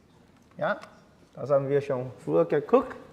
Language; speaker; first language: German; non-native, learner; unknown